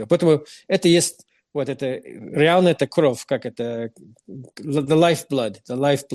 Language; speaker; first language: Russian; non-native, fluent; English